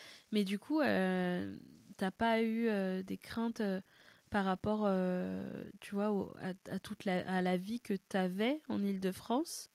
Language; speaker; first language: French; native; French